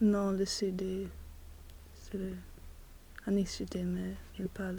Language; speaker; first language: French; non-native, learner; Swedish